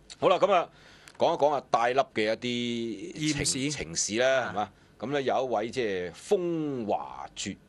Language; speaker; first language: Cantonese; early bilingual, other home language; Wu Chinese